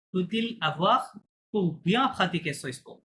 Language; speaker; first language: French; non-native, fluent; Bangla